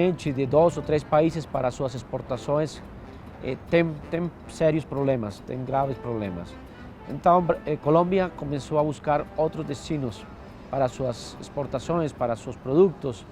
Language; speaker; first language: Portuguese; non-native, fluent; Spanish